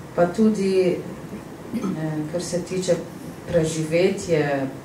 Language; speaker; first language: Slovenian; non-native, fluent; Arabic